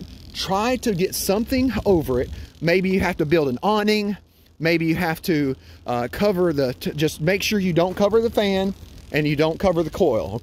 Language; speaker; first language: English; native; English